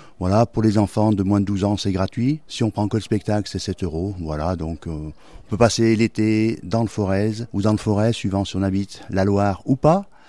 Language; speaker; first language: French; native; French